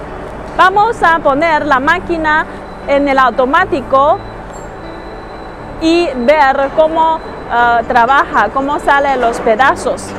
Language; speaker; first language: Spanish; non-native, learner; Chinese